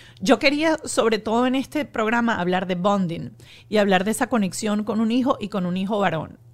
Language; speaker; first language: Spanish; native; Spanish